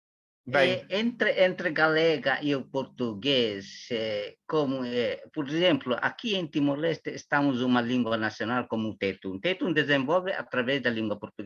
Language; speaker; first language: Portuguese; non-native, learner; Tetum